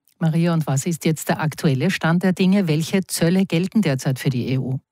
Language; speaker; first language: German; native; German